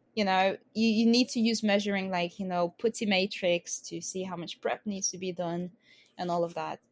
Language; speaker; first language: English; non-native, fluent; Lithuanian